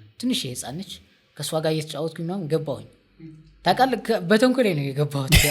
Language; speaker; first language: Amharic; non-native, local second language; Tigrinya